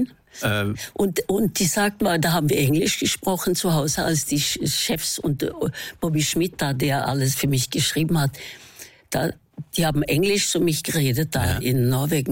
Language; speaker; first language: German; non-native, fluent; Norwegian